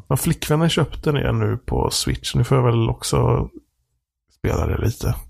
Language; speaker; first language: Swedish; native; Swedish